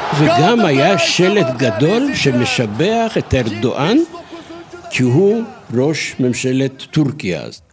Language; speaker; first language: Hebrew; non-native, fluent; Turkish